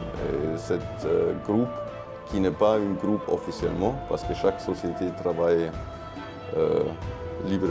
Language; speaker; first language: French; non-native, learner; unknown